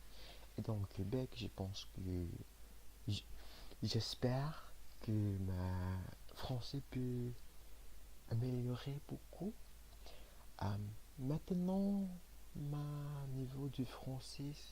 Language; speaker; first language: French; non-native, learner; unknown